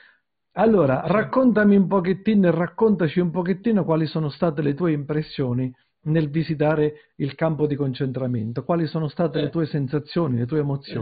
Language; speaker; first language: Italian; native; Italian